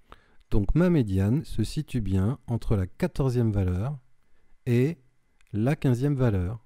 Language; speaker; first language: French; native; French